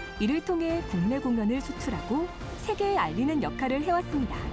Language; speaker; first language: Korean; native; Korean